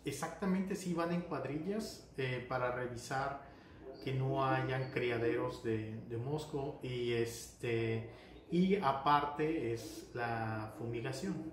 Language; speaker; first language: Spanish; native; Spanish